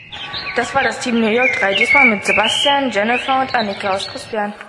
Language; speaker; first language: German; native; German